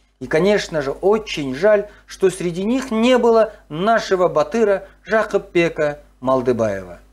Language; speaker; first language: Russian; non-native, local second language; Kazakh